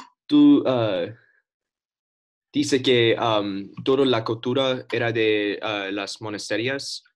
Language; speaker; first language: Spanish; non-native, learner; English